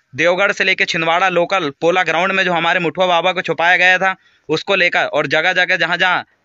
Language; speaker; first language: Hindi; native; Hindi